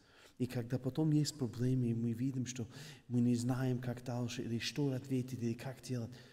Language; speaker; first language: Russian; non-native, fluent; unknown